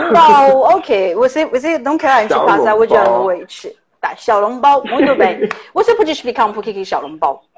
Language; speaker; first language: Portuguese; non-native, fluent; Chinese